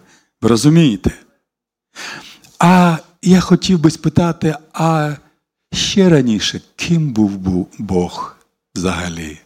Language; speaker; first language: Ukrainian; non-native, local second language; Russian